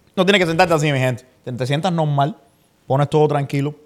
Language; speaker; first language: Spanish; native; Spanish